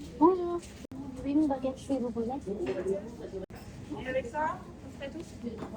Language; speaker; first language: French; non-native, learner; Korean